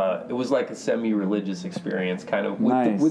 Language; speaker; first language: English; native; English